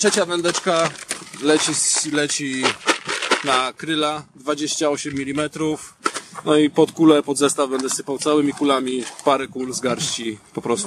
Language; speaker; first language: Polish; native; Polish